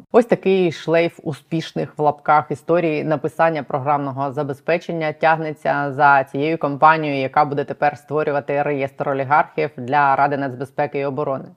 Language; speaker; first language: Ukrainian; native; Ukrainian